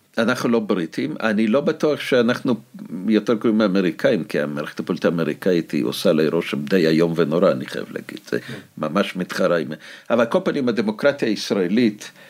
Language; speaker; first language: Hebrew; non-native, fluent; Russian